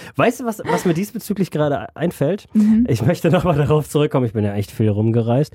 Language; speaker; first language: German; native; German